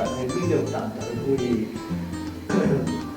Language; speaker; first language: Italian; native; Italian